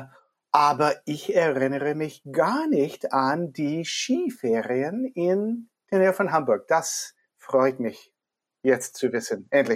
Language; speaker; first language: German; non-native, learner; English